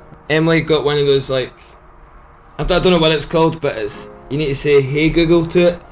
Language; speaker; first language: English; native; English